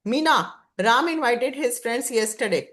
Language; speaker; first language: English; non-native, local second language; Hindi